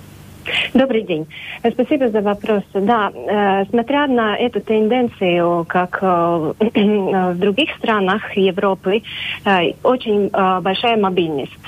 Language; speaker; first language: Russian; non-native, local second language; Latvian